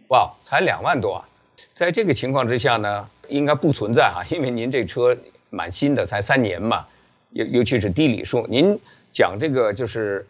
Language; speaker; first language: Chinese; native; Chinese